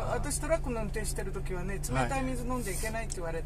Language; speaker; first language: Japanese; native; Japanese